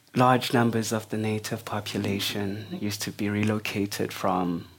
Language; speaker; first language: English; non-native, local second language; Xhosa